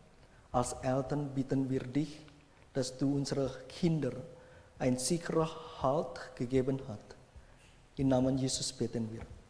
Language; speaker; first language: German; non-native, fluent; Indonesian